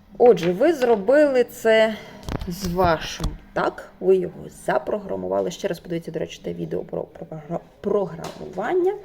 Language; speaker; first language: Ukrainian; non-native, local second language; Russian